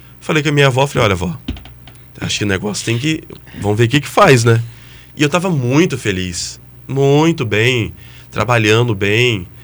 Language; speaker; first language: Portuguese; native; Portuguese